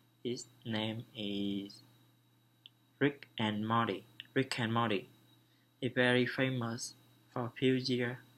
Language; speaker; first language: English; non-native, learner; Vietnamese